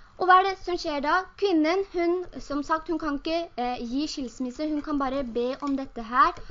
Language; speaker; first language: Norwegian; early bilingual, other home language; Urdu